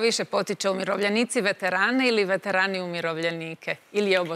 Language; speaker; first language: Croatian; native; Croatian